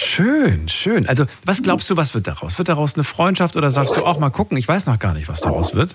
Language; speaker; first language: German; native; German